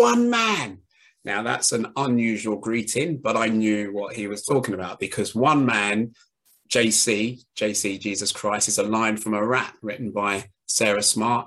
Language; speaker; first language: English; native; English